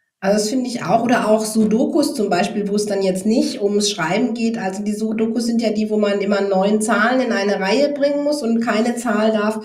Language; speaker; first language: German; native; German